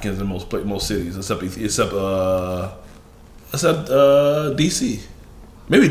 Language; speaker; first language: English; early bilingual, other home language; Yoruba